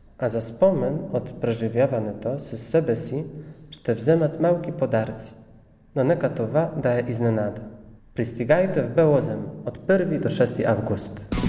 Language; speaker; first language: Bulgarian; non-native, fluent; Polish